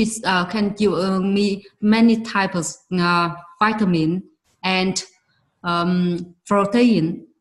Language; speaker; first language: English; non-native, learner; Vietnamese